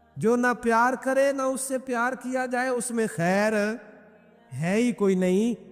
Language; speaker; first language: Urdu; non-native, local second language; Punjabi